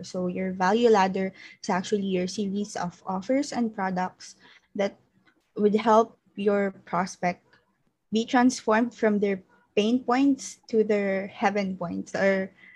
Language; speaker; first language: English; non-native, local second language; Filipino